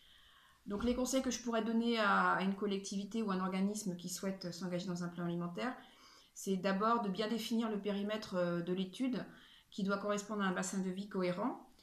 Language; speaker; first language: French; native; French